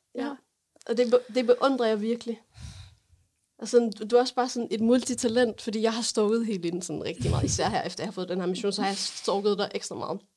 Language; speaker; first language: Danish; non-native, fluent; Arabic